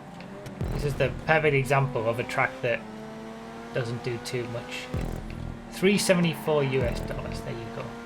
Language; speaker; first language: English; native; English